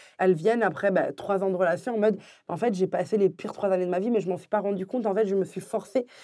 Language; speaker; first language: French; early bilingual, other home language; Arabic